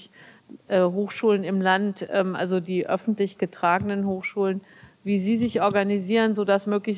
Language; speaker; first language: German; native; German